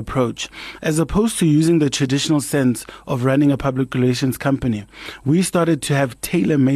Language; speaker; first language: English; non-native, local second language; Tswana